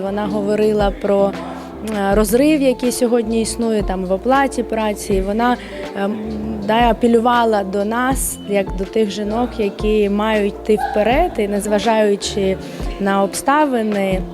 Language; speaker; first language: Ukrainian; native; Ukrainian